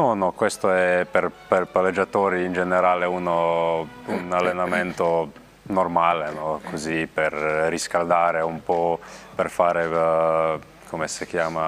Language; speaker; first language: Italian; non-native, learner; Slovenian